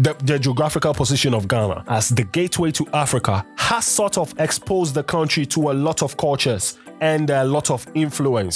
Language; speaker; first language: English; non-native, local second language; Akan